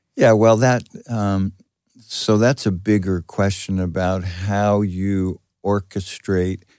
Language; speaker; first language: English; early bilingual, other home language; Greek